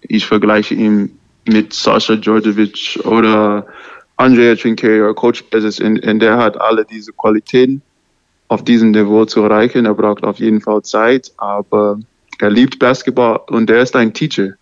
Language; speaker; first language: German; non-native, learner; English